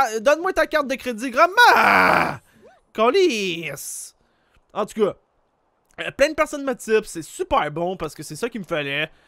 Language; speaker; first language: French; native; French